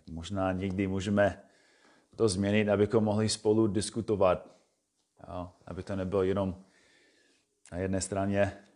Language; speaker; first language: Czech; non-native, fluent; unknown